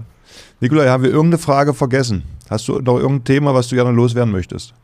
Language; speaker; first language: German; native; German